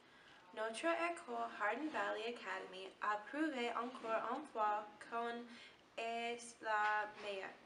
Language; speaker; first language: French; non-native, learner; English